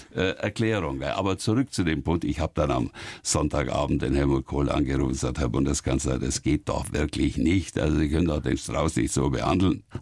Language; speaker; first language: German; native; German